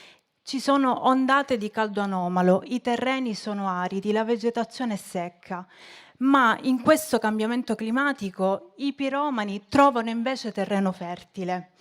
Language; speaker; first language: Italian; native; Italian